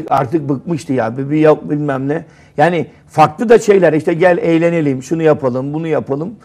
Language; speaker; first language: Turkish; native; Turkish